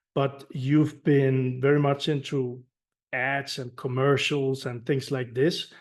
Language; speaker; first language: English; non-native, fluent; Danish